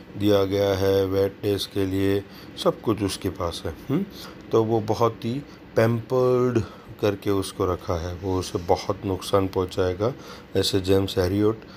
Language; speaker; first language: Hindi; non-native, local second language; Gujarati